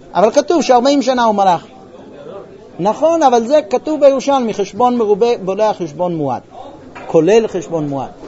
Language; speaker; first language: Hebrew; early bilingual, heritage; Hebrew